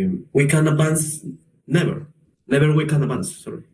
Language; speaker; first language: English; non-native, learner; Spanish